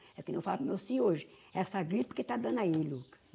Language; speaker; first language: Portuguese; native; Portuguese